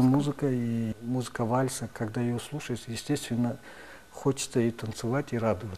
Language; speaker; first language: Russian; non-native, local second language; Tajik